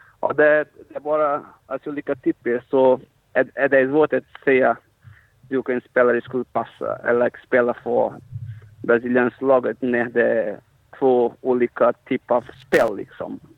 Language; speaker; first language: Swedish; non-native, fluent; Portuguese